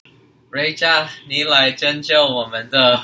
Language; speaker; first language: Chinese; non-native, learner; English